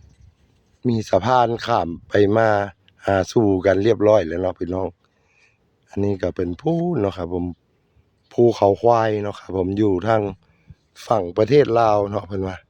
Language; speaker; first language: Thai; non-native, local second language; Northeastern Thai